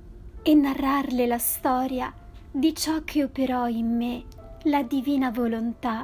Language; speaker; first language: Italian; native; Italian